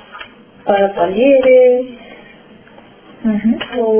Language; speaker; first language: Spanish; non-native, learner; Romanian